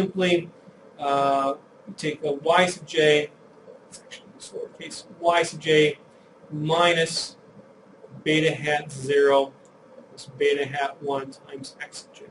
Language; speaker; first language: English; native; English